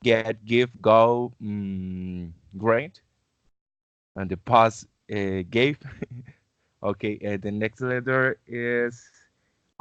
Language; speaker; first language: English; non-native, learner; Spanish